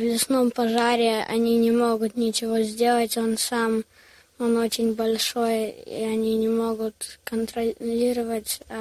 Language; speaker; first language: Russian; early bilingual, heritage; Russian